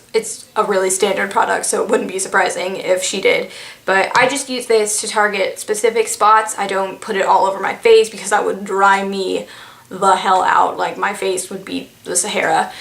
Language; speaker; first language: English; native; English